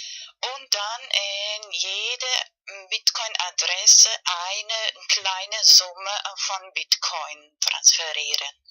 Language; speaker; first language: German; non-native, learner; Spanish